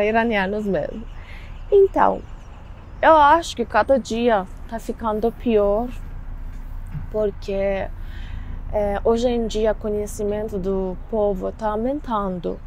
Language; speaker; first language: Portuguese; non-native, learner; Persian